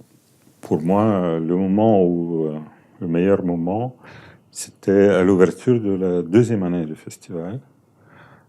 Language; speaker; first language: French; non-native, fluent; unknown